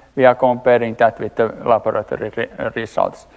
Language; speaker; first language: English; non-native, fluent; Finnish